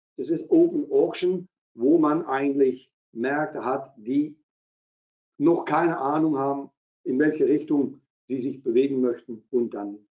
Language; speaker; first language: German; non-native, local second language; Dutch